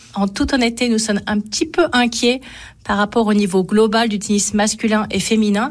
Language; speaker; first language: French; native; French